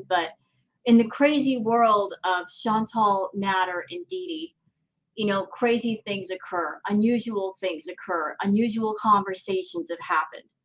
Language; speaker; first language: English; native; English